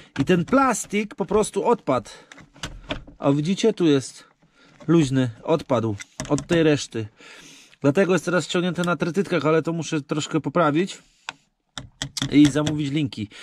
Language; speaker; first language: Polish; native; Polish